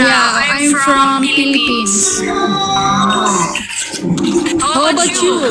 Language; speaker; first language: English; non-native, learner; Filipino